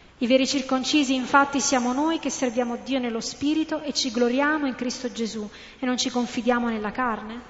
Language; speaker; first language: Italian; non-native, fluent; English